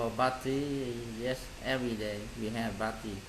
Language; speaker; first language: English; non-native, learner; Vietnamese